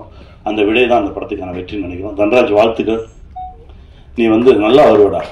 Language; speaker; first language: Tamil; native; Tamil